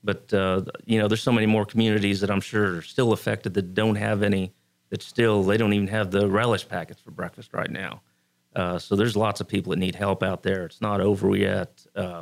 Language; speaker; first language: English; native; English